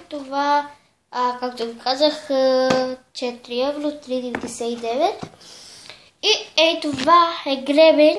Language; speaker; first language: Bulgarian; early bilingual, heritage; Bulgarian